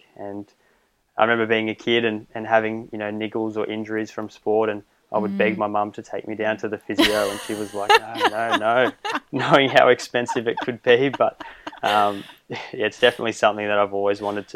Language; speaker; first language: English; native; English